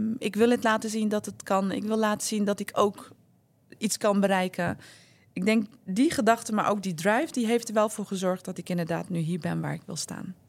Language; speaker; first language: Dutch; early bilingual, other home language; Turkish